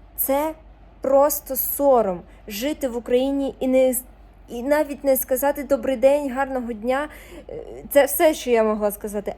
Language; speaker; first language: Ukrainian; non-native, local second language; Russian